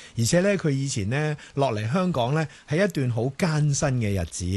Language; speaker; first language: Cantonese; native; Cantonese